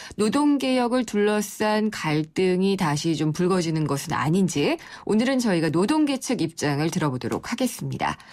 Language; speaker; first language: Korean; native; Korean